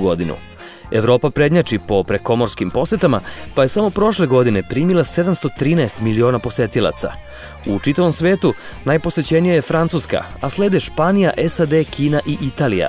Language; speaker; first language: Serbian; native; Serbian